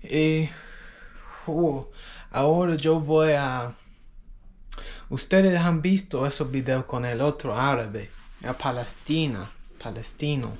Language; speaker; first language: Spanish; non-native, learner; English